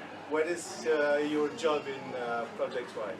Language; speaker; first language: English; non-native, learner; French